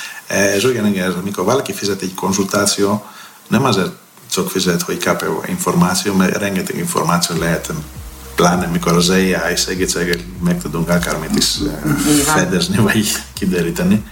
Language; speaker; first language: Hungarian; non-native, fluent; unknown